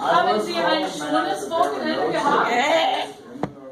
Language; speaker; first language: German; non-native, fluent; English